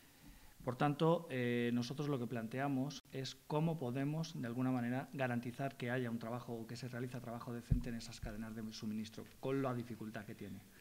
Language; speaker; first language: Spanish; native; Spanish